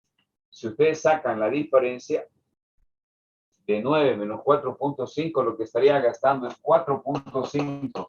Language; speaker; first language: Spanish; native; Spanish